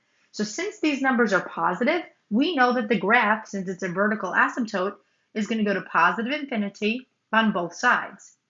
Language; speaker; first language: English; native; English